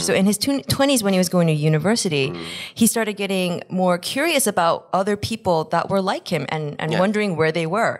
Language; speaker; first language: English; early bilingual, other home language; Korean